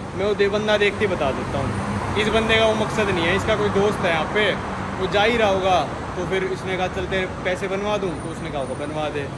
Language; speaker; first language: Hindi; native; Hindi